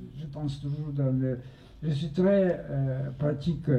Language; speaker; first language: French; non-native, fluent; Russian